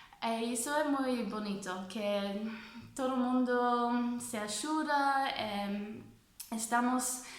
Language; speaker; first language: Portuguese; non-native, fluent; English